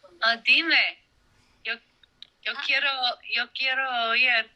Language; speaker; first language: Spanish; non-native, learner; English